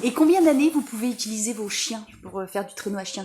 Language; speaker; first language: French; native; French